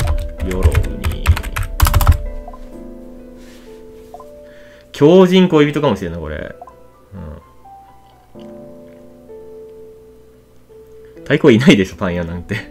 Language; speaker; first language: Japanese; native; Japanese